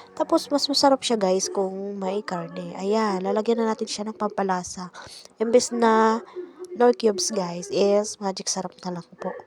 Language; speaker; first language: Filipino; non-native, local second language; Iloko